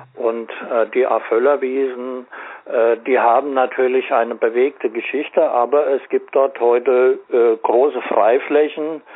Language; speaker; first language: German; native; German